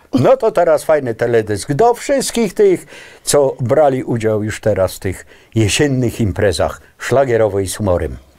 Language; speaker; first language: Polish; native; Polish